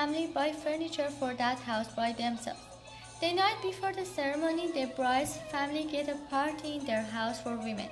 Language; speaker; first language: English; non-native, learner; Persian